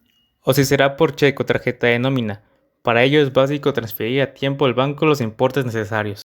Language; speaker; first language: Spanish; native; Spanish